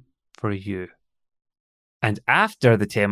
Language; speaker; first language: English; native; English